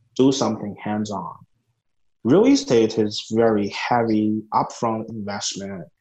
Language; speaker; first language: English; non-native, fluent; Chinese